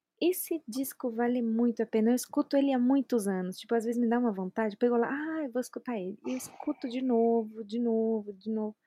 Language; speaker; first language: Portuguese; non-native, fluent; Spanish